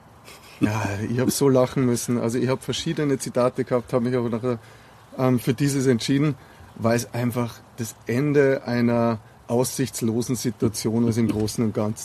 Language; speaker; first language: German; native; German